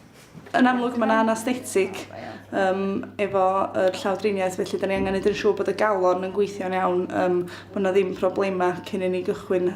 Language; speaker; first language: Welsh; native; Welsh